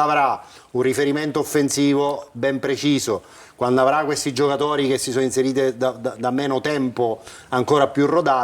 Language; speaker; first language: Italian; native; Italian